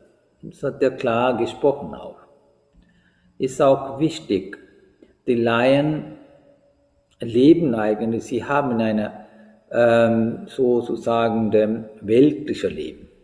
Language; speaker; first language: German; non-native, fluent; Sinhala